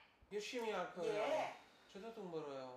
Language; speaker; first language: Korean; non-native, learner; Italian